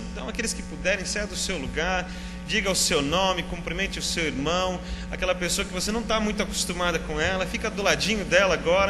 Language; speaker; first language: Portuguese; native; Portuguese